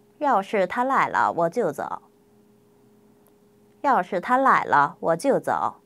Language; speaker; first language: Chinese; non-native, fluent; Korean